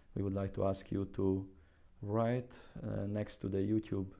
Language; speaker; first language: English; non-native, fluent; Hungarian